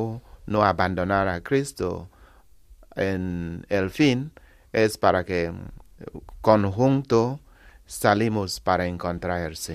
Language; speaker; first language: Spanish; non-native, learner; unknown